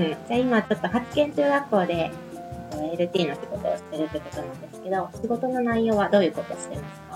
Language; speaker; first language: Japanese; native; Japanese